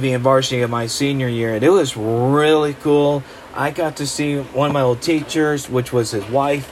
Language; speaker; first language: English; native; English